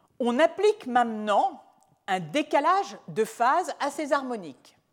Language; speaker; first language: French; native; French